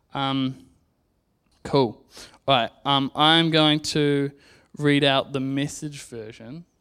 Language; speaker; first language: English; native; English